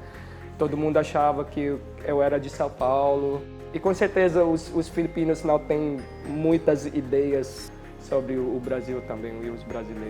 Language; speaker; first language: Portuguese; non-native, fluent; Filipino